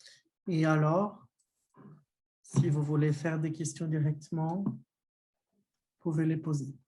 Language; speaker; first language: French; non-native, fluent; Portuguese